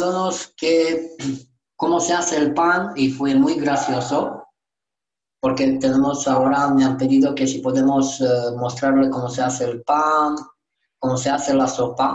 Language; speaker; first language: Spanish; non-native, learner; Romanian